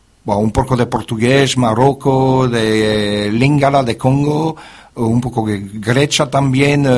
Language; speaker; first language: Spanish; non-native, learner; French